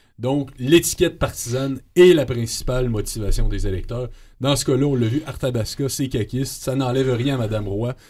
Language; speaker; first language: French; native; French